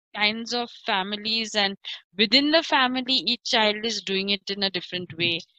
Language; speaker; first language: English; non-native, local second language; Marathi